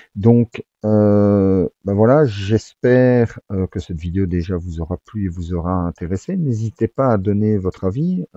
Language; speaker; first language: French; native; French